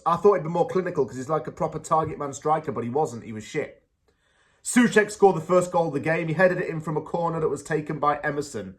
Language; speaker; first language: English; native; English